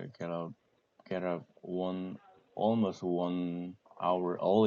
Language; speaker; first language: English; non-native, learner; Korean